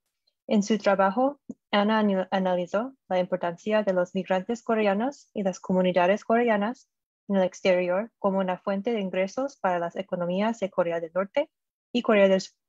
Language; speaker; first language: Spanish; non-native, fluent; English